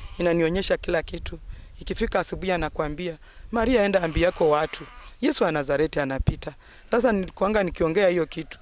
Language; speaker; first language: Swahili; non-native, local second language; Luyia